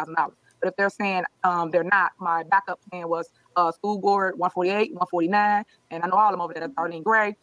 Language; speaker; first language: English; native; English